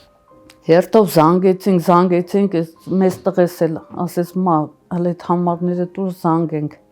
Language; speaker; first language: Armenian; native; Armenian